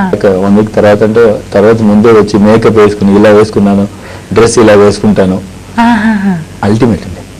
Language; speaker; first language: Telugu; non-native, learner; Tamil